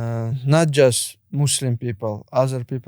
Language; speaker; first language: English; non-native, learner; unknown